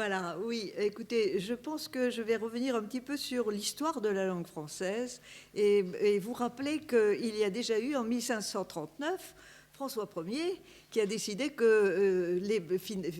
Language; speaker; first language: French; native; French